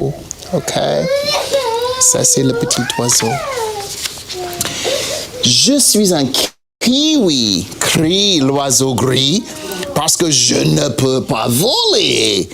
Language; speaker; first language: French; non-native, fluent; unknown